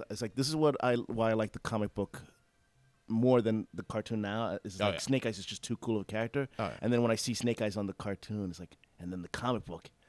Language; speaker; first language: English; native; English